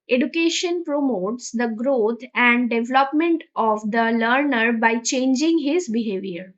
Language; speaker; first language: English; non-native, local second language; Bangla